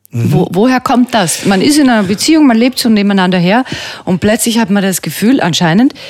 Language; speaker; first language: German; native; German